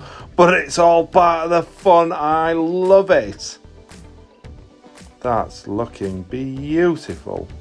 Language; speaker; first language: English; native; English